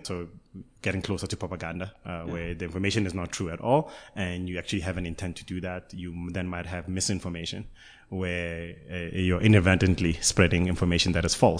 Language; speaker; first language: English; non-native, local second language; Tswana